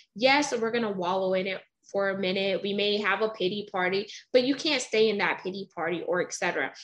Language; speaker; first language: English; native; English